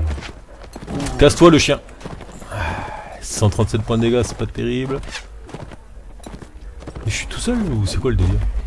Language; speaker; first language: French; native; French